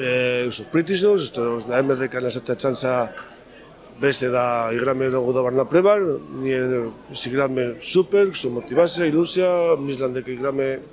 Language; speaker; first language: Macedonian; non-native, fluent; Spanish